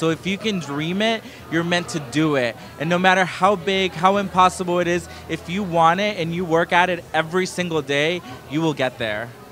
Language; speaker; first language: English; early bilingual, other home language; Spanish